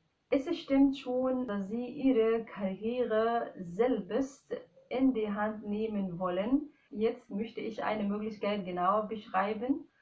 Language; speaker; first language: German; non-native, fluent; Arabic